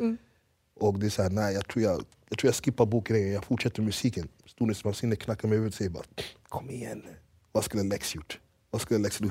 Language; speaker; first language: Swedish; early bilingual, other home language; English